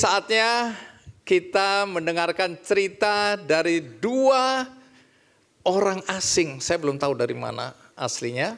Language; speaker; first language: Indonesian; native; Indonesian